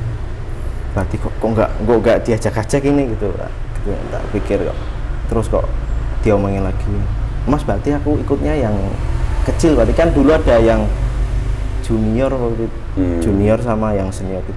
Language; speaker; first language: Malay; non-native, local second language; Javanese